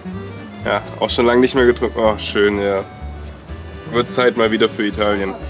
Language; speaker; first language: German; native; German